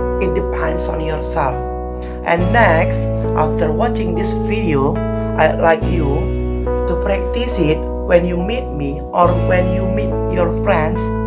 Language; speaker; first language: English; non-native, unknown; Indonesian